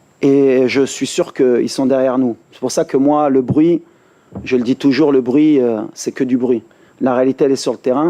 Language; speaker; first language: French; native; French